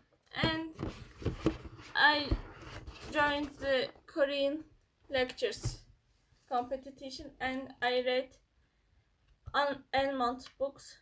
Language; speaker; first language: English; non-native, learner; Turkish